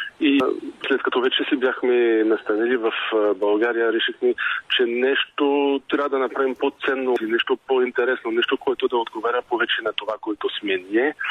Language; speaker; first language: Bulgarian; non-native, fluent; French